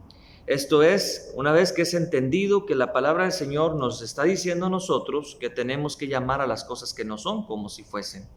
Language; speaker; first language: Spanish; native; Spanish